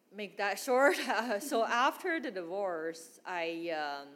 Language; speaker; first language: English; non-native, fluent; Chinese